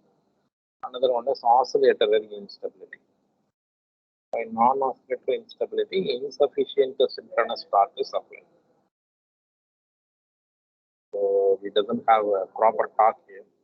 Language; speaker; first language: English; non-native, local second language; Tamil